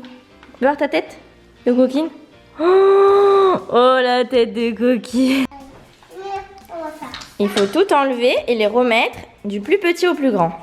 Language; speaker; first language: French; native; French